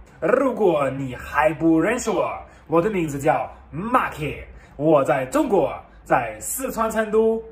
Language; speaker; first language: Chinese; non-native, fluent; German